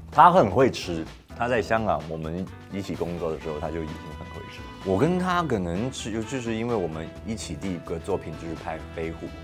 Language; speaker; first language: Chinese; non-native, local second language; Cantonese